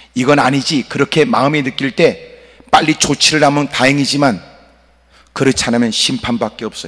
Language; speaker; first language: Korean; native; Korean